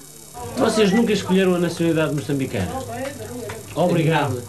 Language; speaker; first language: Portuguese; native; Portuguese